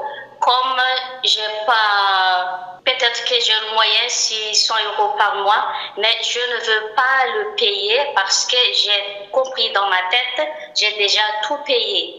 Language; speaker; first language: French; non-native, local second language; Malagasy